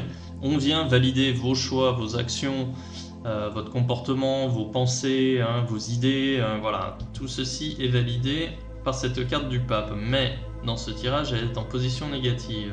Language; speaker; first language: French; native; French